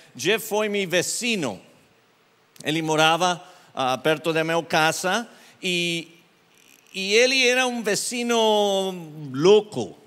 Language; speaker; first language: Portuguese; non-native, learner; English